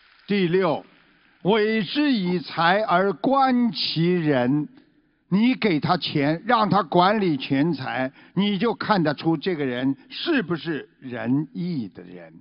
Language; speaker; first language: Chinese; native; Chinese